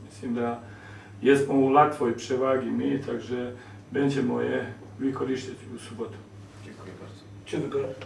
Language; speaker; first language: Polish; non-native, learner; Serbian